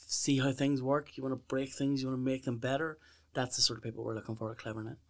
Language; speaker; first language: English; native; English